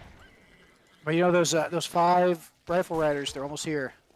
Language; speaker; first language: English; native; English